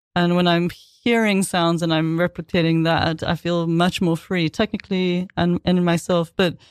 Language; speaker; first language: English; native; English